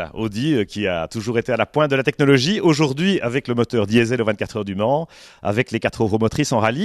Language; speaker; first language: French; native; French